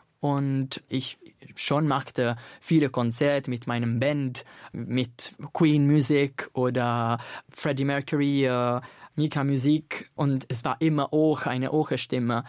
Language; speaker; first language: German; non-native, fluent; Italian